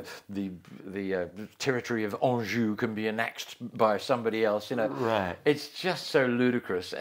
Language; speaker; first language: English; native; English